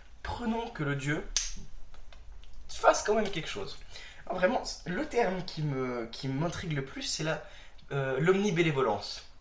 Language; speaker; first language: French; native; French